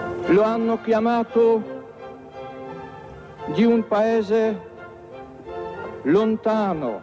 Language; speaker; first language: Italian; non-native, fluent; Polish